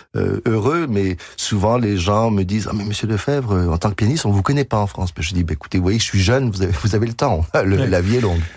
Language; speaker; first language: French; native; French